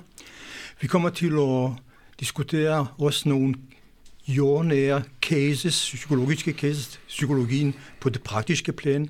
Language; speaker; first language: Danish; non-native, fluent; Hebrew